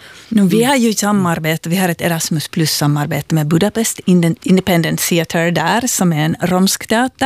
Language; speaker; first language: Swedish; native; Swedish